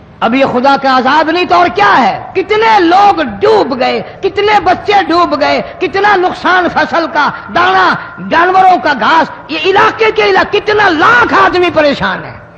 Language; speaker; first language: Urdu; non-native, local second language; Saraiki